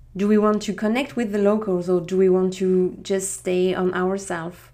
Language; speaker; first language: English; non-native, fluent; French